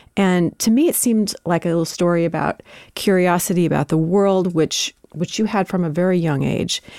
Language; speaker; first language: English; native; English